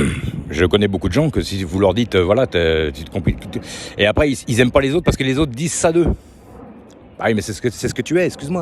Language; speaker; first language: French; native; French